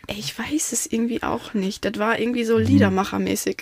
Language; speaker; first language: German; non-native, local second language; Russian